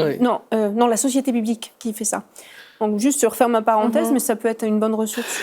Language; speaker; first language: French; native; French